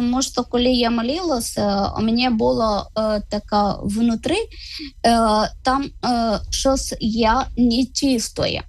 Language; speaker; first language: Ukrainian; non-native, learner; Malayalam